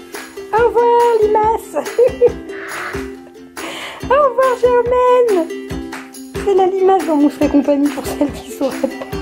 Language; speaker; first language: French; native; French